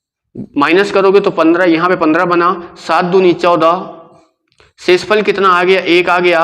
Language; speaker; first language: Hindi; native; Hindi